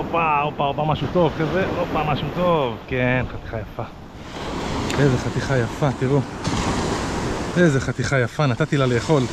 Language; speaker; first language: Hebrew; native; Hebrew